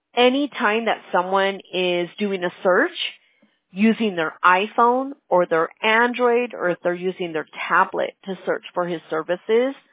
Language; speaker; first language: English; early bilingual, other home language; Spanish